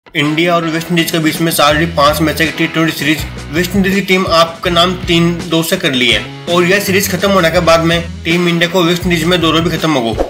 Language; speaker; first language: Hindi; native; Hindi